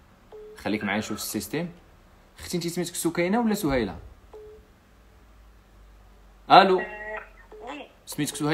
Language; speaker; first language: Arabic; native; Arabic